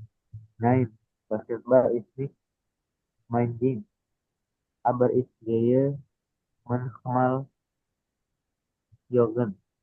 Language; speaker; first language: German; non-native, learner; Indonesian